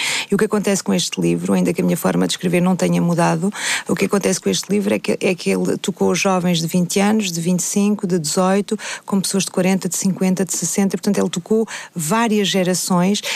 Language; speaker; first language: Portuguese; native; Portuguese